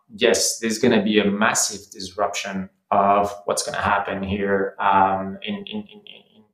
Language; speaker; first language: English; non-native, fluent; French